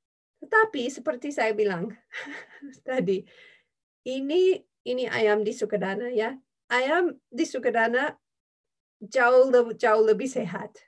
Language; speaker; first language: Indonesian; non-native, fluent; English